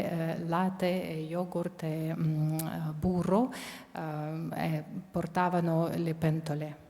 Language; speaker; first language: Italian; non-native, fluent; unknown